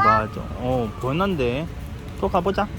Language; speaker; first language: Korean; native; Korean